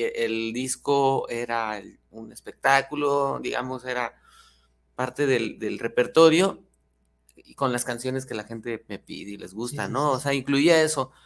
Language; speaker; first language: Spanish; native; Spanish